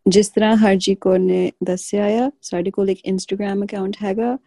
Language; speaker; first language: Punjabi; early bilingual, heritage; Punjabi